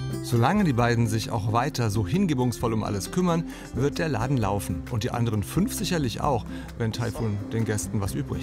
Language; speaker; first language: German; native; German